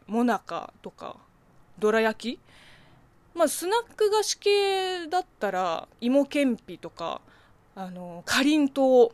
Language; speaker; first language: Japanese; non-native, fluent; Chinese